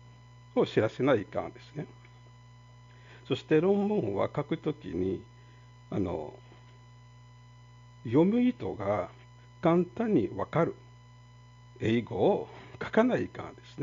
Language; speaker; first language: Japanese; non-native, fluent; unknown